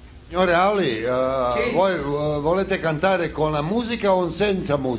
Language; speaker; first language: Italian; non-native, learner; Croatian